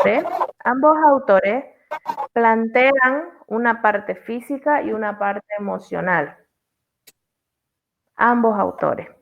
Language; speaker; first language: Spanish; native; Spanish